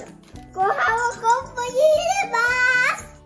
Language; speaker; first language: Japanese; early bilingual, heritage; Japanese